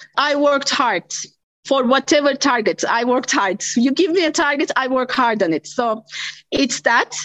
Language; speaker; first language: English; non-native, fluent; Turkish